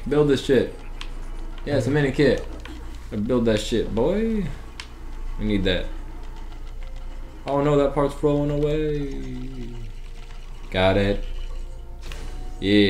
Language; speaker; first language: English; native; English